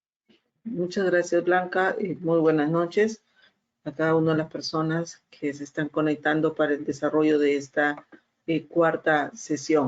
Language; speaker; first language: Spanish; native; Spanish